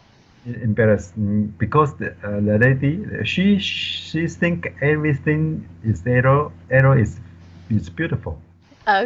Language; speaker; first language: English; non-native, learner; Chinese